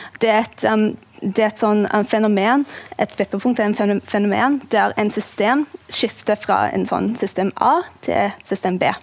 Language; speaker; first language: Norwegian; non-native, fluent; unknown